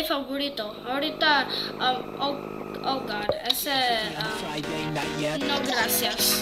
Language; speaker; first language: Spanish; early bilingual, heritage; English